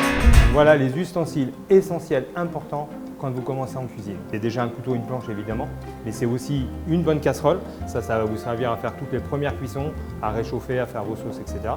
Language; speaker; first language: French; native; French